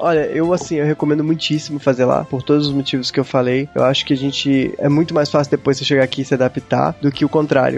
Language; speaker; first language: Portuguese; native; Portuguese